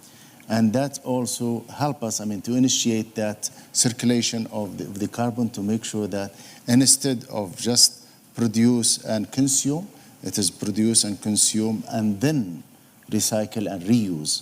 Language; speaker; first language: English; non-native, fluent; Arabic